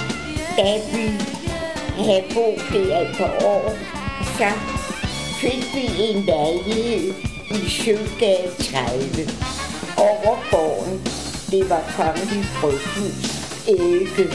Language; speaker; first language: Danish; early bilingual, other home language; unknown